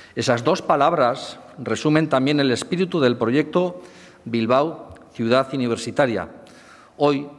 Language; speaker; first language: Spanish; native; Spanish